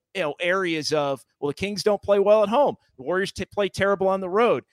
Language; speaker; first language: English; native; English